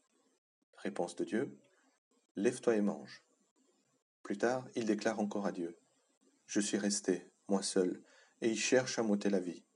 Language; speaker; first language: French; native; French